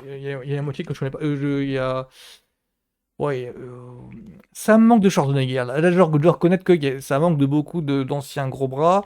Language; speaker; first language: French; native; French